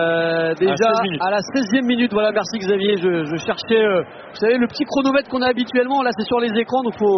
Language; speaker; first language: French; native; French